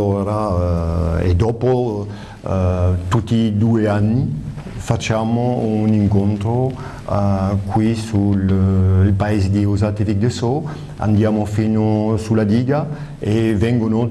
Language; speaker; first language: Italian; early bilingual, heritage; French